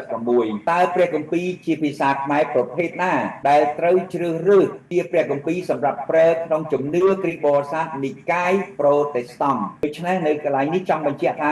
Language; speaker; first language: Khmer; native; Khmer